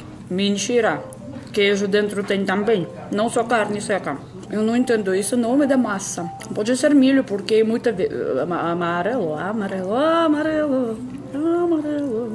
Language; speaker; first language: Portuguese; non-native, fluent; Russian